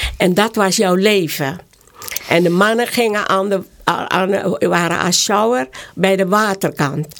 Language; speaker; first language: Dutch; native; Dutch